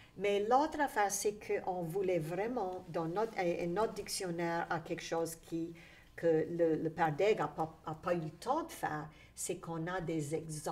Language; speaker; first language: French; native; French